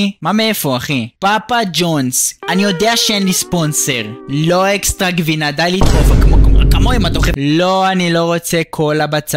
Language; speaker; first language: Hebrew; native; Hebrew